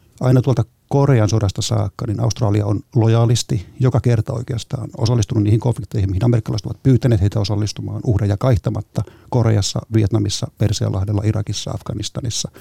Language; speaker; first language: Finnish; native; Finnish